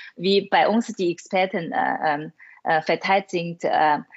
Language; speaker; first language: German; non-native, fluent; Chinese